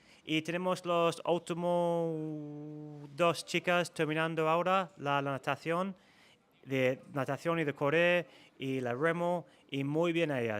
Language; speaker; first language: Spanish; non-native, learner; English